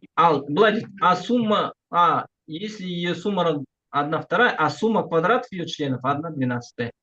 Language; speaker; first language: Russian; non-native, local second language; Kazakh